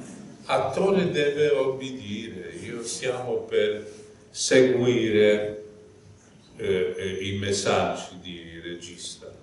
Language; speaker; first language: Italian; non-native, fluent; Polish